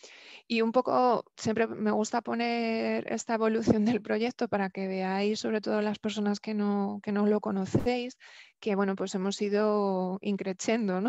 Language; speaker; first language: Spanish; native; Spanish